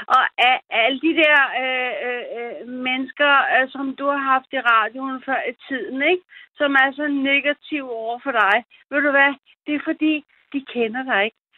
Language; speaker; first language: Danish; early bilingual, other home language; German